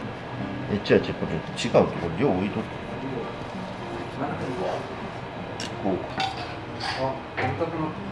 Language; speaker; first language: Japanese; native; Japanese